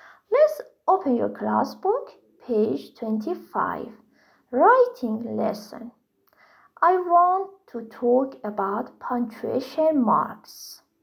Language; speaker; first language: English; non-native, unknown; Persian